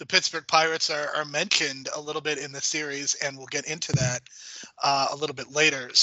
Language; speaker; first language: English; native; English